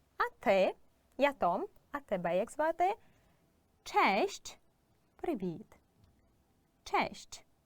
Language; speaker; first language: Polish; non-native, fluent; Ukrainian